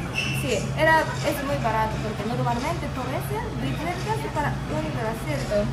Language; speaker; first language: Spanish; non-native, learner; Japanese